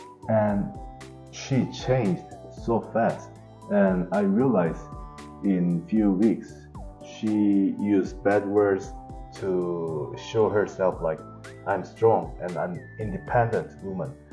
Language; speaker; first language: English; non-native, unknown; Korean